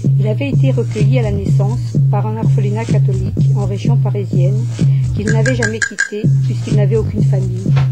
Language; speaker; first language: French; non-native, fluent; Portuguese